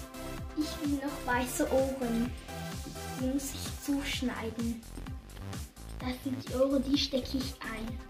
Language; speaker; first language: German; early bilingual, other home language; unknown